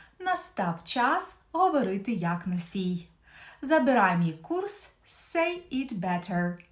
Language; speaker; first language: Ukrainian; native; Ukrainian